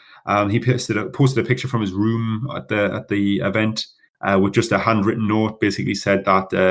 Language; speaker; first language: English; native; English